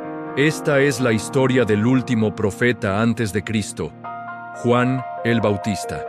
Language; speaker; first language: Spanish; native; Spanish